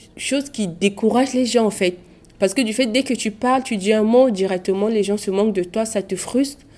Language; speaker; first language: French; non-native, local second language; Sango